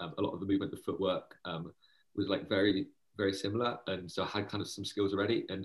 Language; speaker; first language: English; native; English